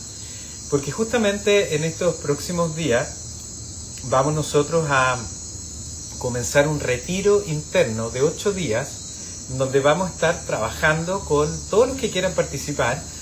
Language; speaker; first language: Spanish; native; Spanish